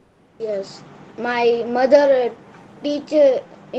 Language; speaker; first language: English; non-native, learner; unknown